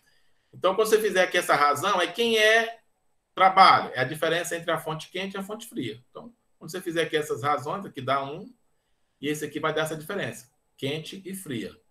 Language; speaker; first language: Portuguese; native; Portuguese